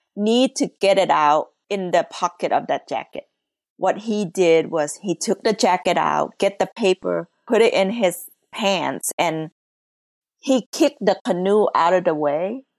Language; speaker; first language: English; early bilingual, other home language; Lao